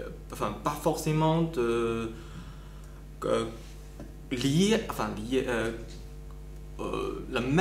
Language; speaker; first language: French; non-native, fluent; Chinese